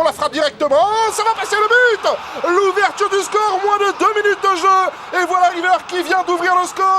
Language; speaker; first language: French; native; French